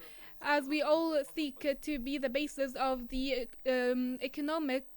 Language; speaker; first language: English; non-native, fluent; Arabic